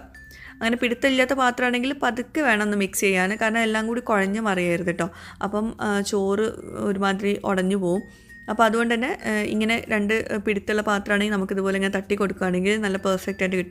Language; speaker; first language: Malayalam; native; Malayalam